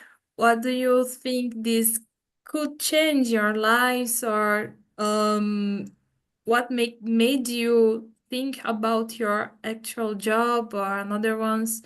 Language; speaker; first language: English; non-native, fluent; Portuguese